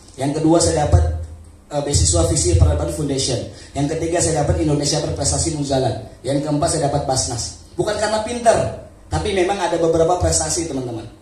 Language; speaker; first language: Indonesian; non-native, local second language; Sundanese